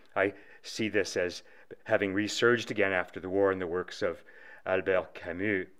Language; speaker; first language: English; native; English